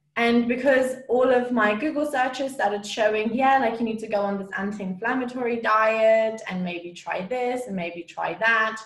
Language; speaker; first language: English; non-native, fluent; Romanian